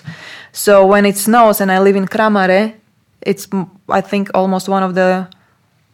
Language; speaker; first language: English; non-native, fluent; Latvian